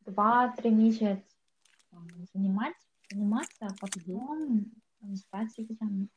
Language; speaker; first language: Russian; non-native, learner; Korean